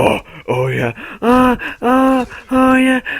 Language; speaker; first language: English; native; English